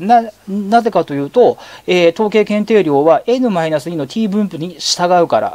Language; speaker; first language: Japanese; native; Japanese